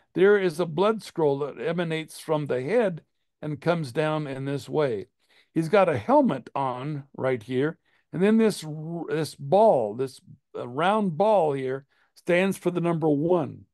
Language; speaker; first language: English; native; English